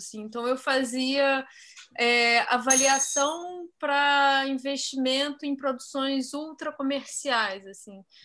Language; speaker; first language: Portuguese; native; Portuguese